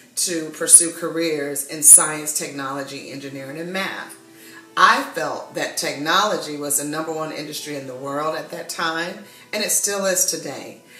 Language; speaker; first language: English; native; English